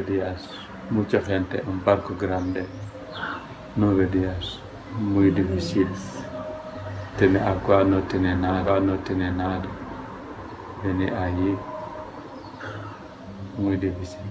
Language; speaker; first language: Spanish; non-native, learner; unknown